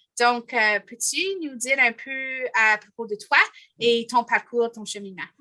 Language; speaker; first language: French; native; French